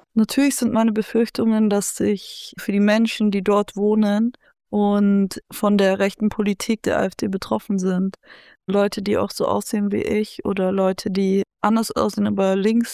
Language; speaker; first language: German; early bilingual, other home language; Turkish